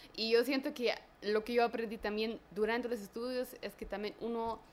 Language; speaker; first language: Spanish; non-native, fluent; German